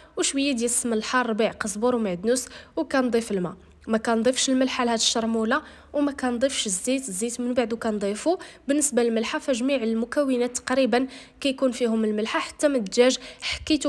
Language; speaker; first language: Arabic; native; Arabic